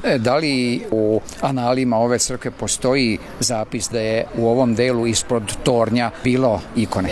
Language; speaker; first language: Serbian; early bilingual, heritage; Serbian